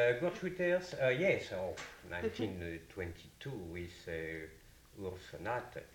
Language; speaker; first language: English; non-native, learner; French